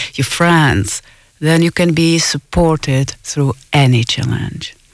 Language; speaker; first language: English; non-native, fluent; Czech